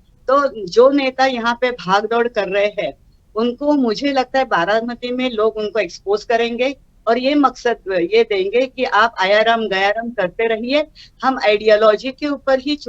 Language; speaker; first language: Hindi; non-native, local second language; Marathi